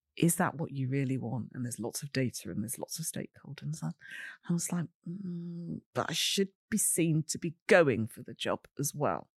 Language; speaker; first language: English; native; English